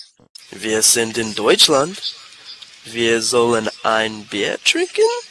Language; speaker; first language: German; non-native, learner; English